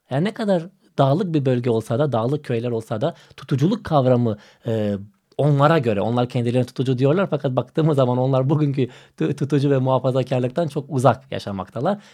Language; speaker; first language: Turkish; non-native, fluent; Macedonian